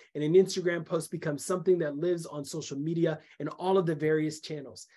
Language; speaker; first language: English; native; English